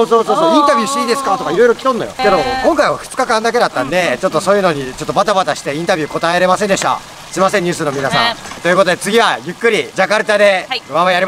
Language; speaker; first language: Japanese; native; Japanese